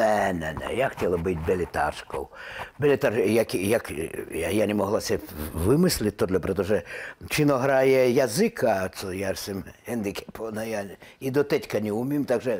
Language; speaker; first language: Czech; non-native, learner; Russian